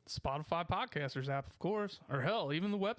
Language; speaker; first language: English; native; English